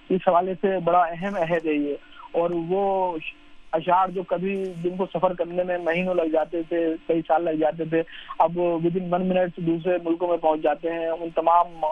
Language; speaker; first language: Urdu; native; Urdu